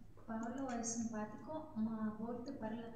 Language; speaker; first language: Italian; non-native, learner; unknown